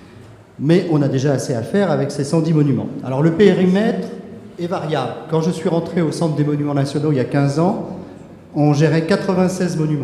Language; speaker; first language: French; native; French